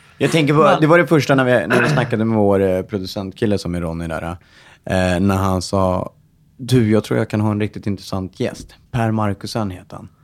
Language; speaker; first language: Swedish; native; Swedish